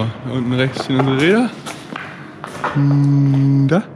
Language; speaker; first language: German; native; German